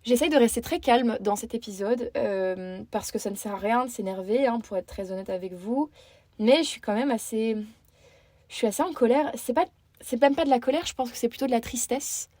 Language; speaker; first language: French; native; French